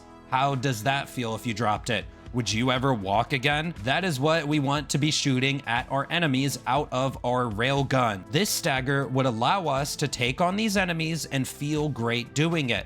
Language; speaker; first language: English; native; English